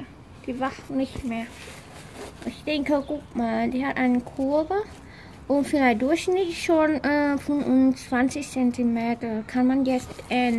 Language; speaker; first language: German; non-native, learner; Vietnamese